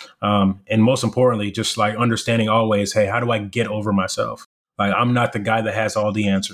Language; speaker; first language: English; early bilingual, other home language; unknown